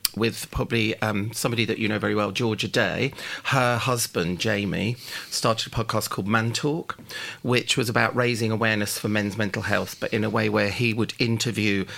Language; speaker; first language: English; native; English